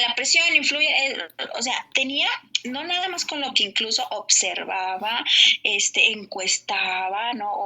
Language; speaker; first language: Spanish; native; Spanish